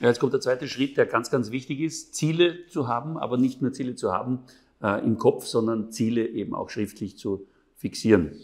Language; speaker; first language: German; native; German